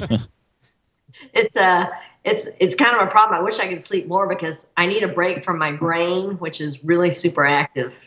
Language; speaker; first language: English; native; English